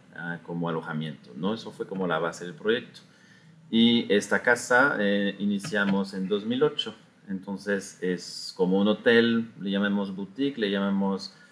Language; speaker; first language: Spanish; non-native, fluent; French